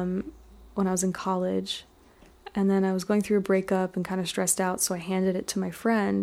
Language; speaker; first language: English; native; English